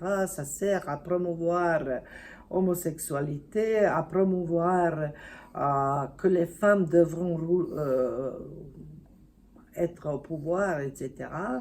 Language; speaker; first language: French; non-native, fluent; Serbian